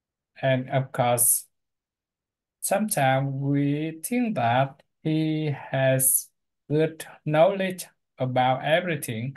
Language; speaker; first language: English; non-native, learner; Vietnamese